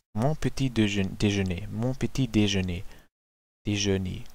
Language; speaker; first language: French; non-native, learner; German